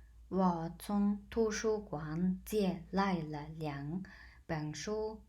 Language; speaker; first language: Chinese; non-native, fluent; Mongolian